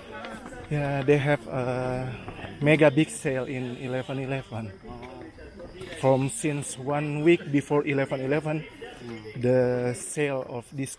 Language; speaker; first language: English; non-native, learner; Indonesian